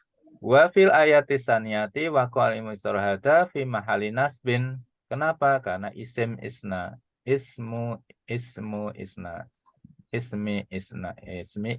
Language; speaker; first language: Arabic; non-native, fluent; Indonesian